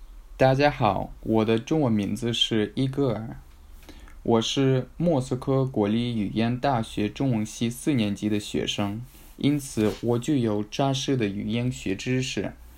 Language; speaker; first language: Chinese; non-native, fluent; Russian